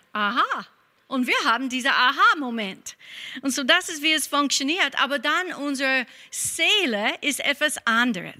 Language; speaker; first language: German; non-native, fluent; English